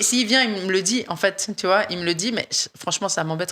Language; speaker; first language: French; native; French